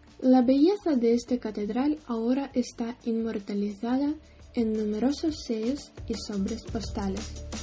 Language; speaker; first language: Spanish; non-native, fluent; Ukrainian